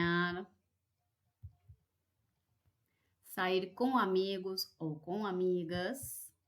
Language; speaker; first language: Portuguese; non-native, fluent; Spanish